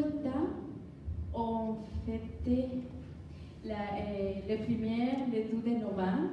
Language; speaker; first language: French; non-native, learner; Spanish